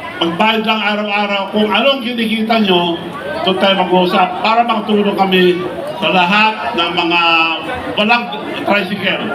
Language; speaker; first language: Filipino; non-native, local second language; Iloko